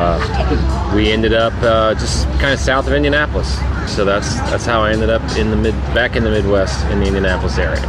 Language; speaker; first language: English; native; English